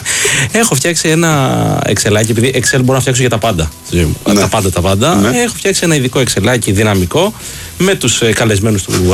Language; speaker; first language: Greek; native; Greek